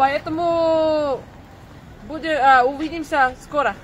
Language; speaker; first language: Russian; non-native, fluent; English